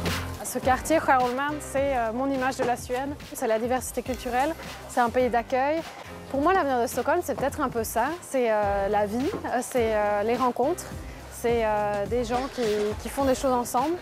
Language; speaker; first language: French; native; French